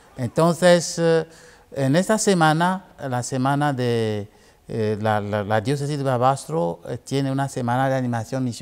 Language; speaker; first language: Spanish; non-native, fluent; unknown